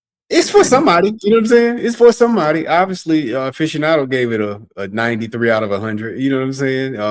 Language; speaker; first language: English; native; English